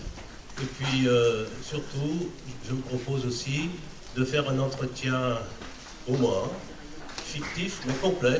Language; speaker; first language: French; native; French